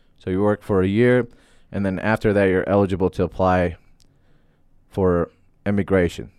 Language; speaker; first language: English; non-native, fluent; Arabic